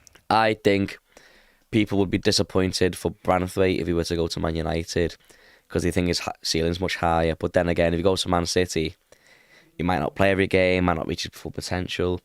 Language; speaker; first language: English; native; English